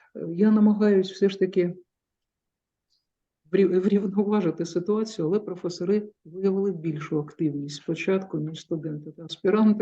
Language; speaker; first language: Ukrainian; native; Ukrainian